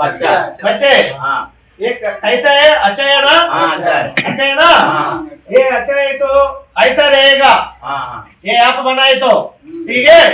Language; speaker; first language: Hindi; non-native, local second language; Telugu